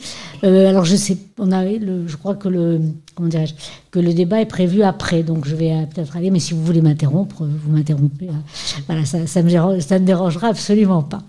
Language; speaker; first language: French; native; French